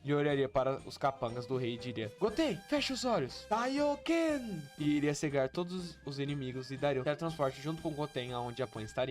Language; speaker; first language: Portuguese; native; Portuguese